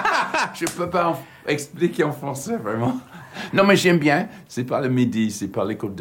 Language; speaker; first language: French; non-native, learner; English